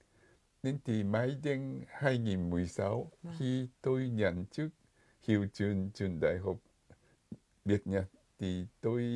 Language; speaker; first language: Vietnamese; non-native, fluent; Japanese